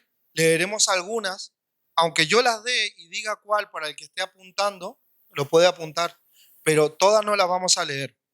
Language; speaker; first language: Spanish; native; Spanish